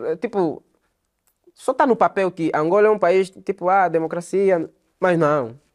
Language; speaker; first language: Portuguese; native; Portuguese